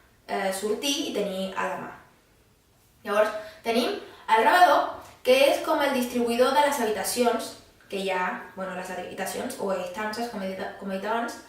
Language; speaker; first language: Catalan; non-native, fluent; Spanish